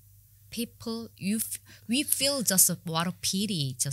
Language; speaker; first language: English; non-native, learner; Korean